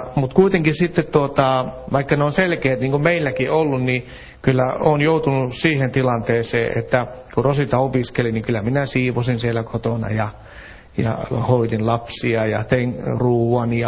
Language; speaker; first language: Finnish; native; Finnish